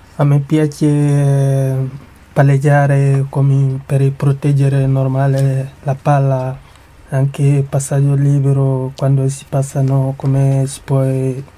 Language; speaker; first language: Italian; non-native, learner; Mandingo